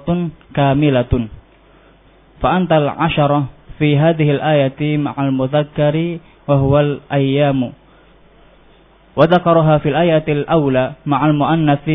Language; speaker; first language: Arabic; non-native, fluent; Indonesian